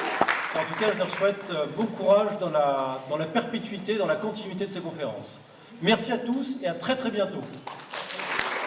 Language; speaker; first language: French; native; French